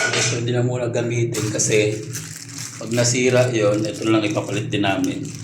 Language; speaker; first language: Filipino; native; Filipino